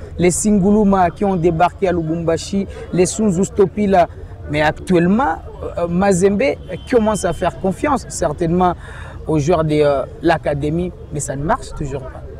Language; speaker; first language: French; non-native, local second language; Swahili